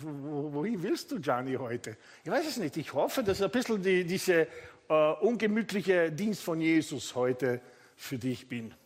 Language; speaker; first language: German; non-native, fluent; Italian